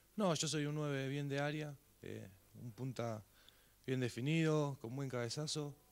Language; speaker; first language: Spanish; native; Spanish